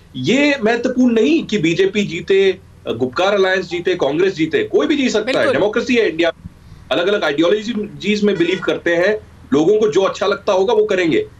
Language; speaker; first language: Hindi; native; Hindi